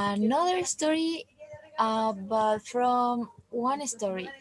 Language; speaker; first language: English; non-native, learner; Spanish